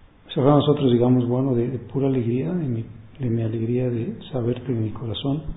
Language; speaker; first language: Spanish; native; Spanish